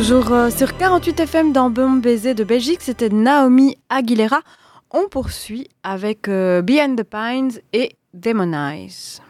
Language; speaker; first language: French; native; French